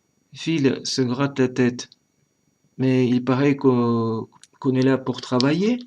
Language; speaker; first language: French; non-native, learner; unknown